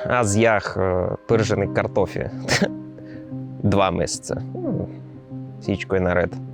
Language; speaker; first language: Bulgarian; non-native, learner; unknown